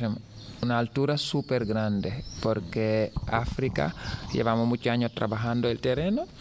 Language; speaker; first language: Spanish; non-native, fluent; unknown